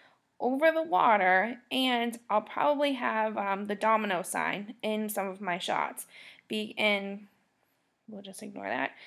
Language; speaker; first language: English; native; English